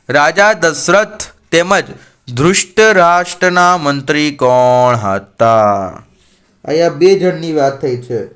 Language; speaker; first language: Gujarati; native; Gujarati